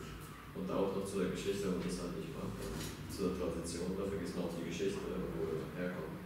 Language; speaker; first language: German; native; German